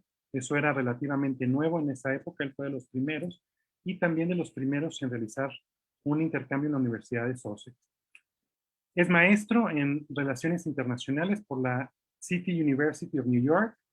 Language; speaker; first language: Spanish; native; Spanish